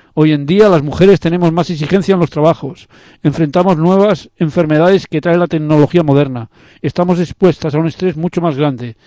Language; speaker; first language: Spanish; non-native, local second language; Catalan